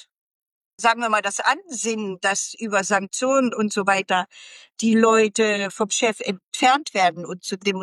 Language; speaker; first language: German; native; German